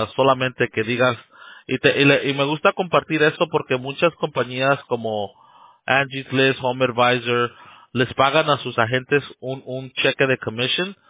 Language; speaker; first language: Spanish; early bilingual, heritage; Spanish